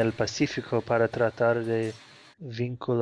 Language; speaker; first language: Spanish; non-native, fluent; Portuguese